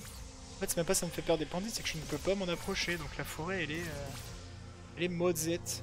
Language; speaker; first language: French; native; French